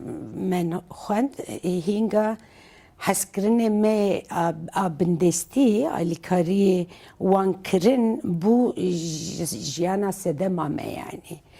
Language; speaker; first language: Kurdish; non-native, local second language; Turkish